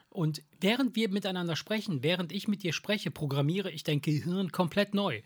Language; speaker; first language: German; early bilingual, other home language; Italian